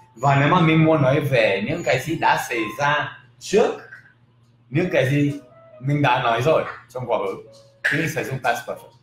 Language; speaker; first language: Vietnamese; non-native, fluent; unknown